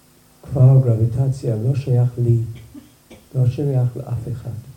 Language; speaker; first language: Hebrew; non-native, fluent; English